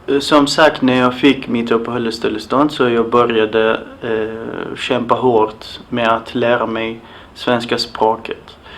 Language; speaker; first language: Swedish; non-native, fluent; Arabic